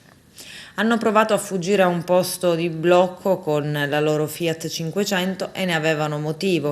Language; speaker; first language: Italian; native; Italian